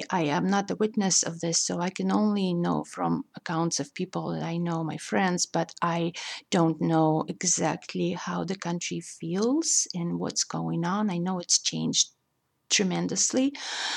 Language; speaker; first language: English; non-native, fluent; Russian